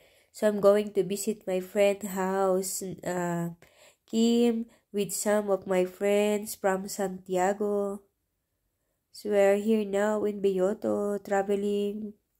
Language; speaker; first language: English; non-native, local second language; Filipino